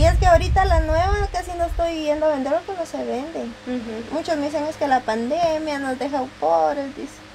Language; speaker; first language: Spanish; native; Spanish